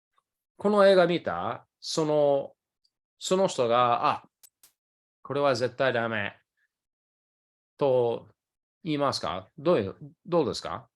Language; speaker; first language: Japanese; early bilingual, other home language; English